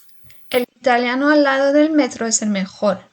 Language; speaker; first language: Spanish; non-native, learner; French